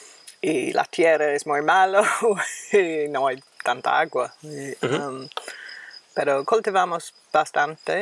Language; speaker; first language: Spanish; non-native, fluent; English